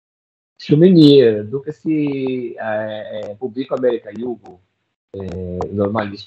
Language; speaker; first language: Albanian; non-native, learner; Portuguese